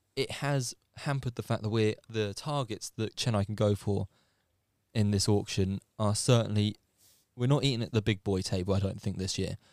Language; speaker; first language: English; native; English